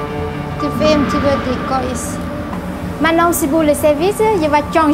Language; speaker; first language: French; non-native, learner; Vietnamese